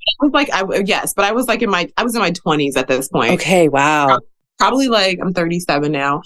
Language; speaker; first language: English; native; English